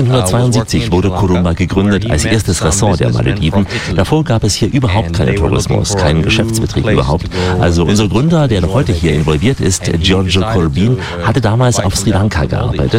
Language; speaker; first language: German; native; German